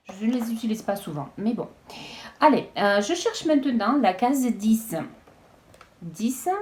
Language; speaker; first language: French; non-native, fluent; Russian